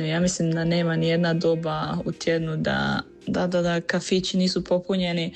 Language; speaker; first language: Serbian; early bilingual, heritage; Croatian